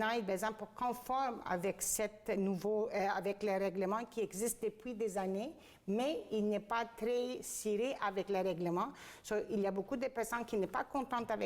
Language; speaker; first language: French; non-native, fluent; Greek